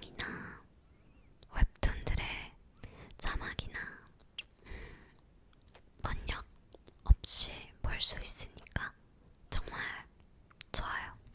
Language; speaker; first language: Korean; non-native, learner; English